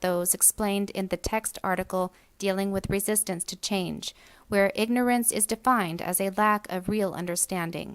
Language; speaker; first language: English; native; English